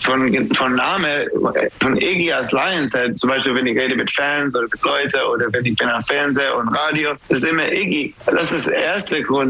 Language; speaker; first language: German; non-native, fluent; English